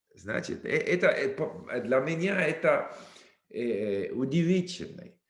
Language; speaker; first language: Russian; non-native, learner; English